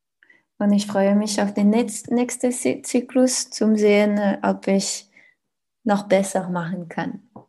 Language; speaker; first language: German; non-native, learner; French